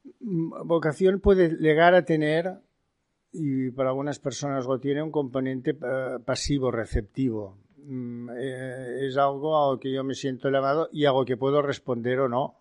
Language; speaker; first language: Spanish; non-native, local second language; Catalan